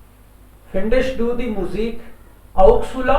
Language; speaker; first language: German; non-native, fluent; Hindi